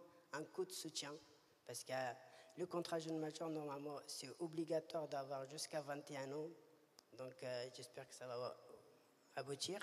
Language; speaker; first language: French; early bilingual, other home language; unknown